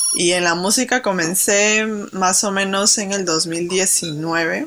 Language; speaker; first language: Spanish; native; Spanish